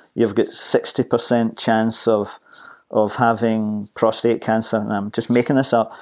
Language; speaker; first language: English; native; English